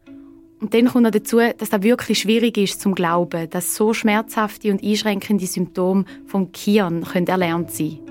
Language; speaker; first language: German; native; German